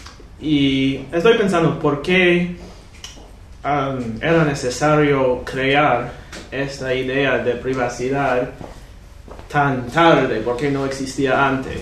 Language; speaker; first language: Spanish; non-native, fluent; English